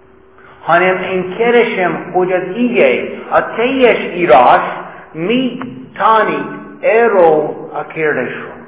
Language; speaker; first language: Hungarian; non-native, fluent; English